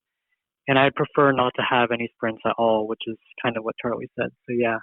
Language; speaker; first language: English; native; English